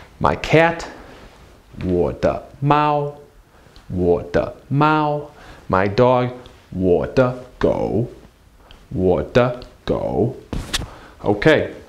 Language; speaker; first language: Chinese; non-native, fluent; English